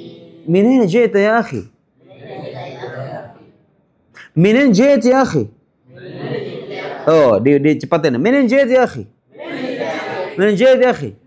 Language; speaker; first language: Arabic; non-native, fluent; Indonesian